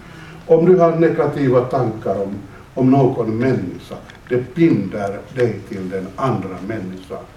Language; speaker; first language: Swedish; non-native, fluent; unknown